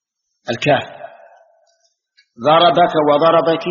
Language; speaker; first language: Arabic; native; Arabic